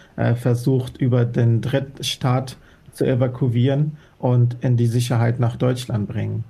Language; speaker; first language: German; non-native, fluent; Persian